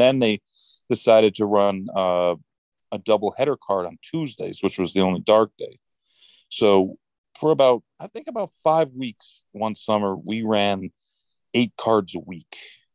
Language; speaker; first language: English; native; English